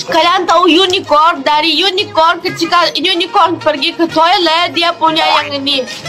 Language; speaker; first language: Indonesian; non-native, fluent; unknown